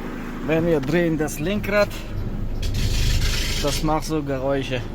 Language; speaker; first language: German; non-native, learner; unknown